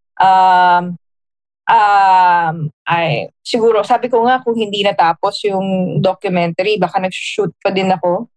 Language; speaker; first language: Filipino; native; Filipino